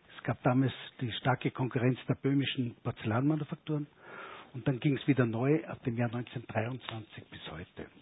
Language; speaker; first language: German; native; German